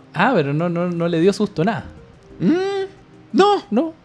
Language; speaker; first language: Spanish; non-native, fluent; English